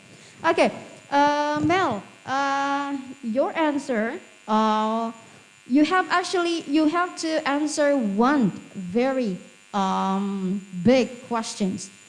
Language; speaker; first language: English; non-native, fluent; Indonesian